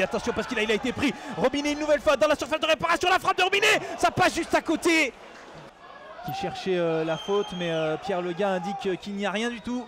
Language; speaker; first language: French; native; French